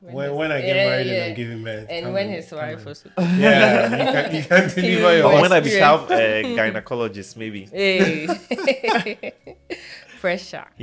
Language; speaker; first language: English; non-native, local second language; Akan